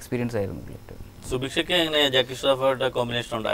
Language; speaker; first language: Malayalam; native; Malayalam